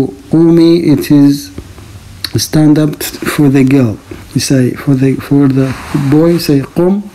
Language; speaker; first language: English; non-native, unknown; Arabic